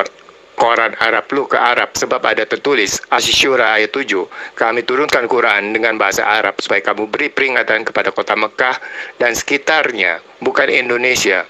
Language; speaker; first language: Indonesian; native; Indonesian